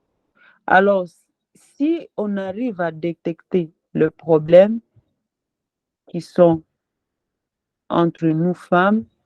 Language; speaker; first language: French; non-native, local second language; Swahili